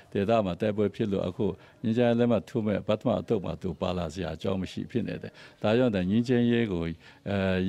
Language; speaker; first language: Burmese; non-native, local second language; Kachin